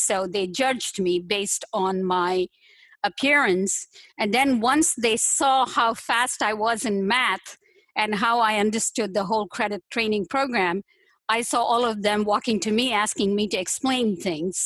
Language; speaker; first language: English; non-native, local second language; Tamil